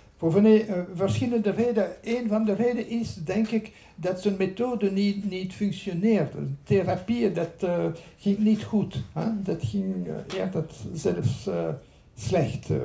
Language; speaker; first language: Dutch; non-native, local second language; French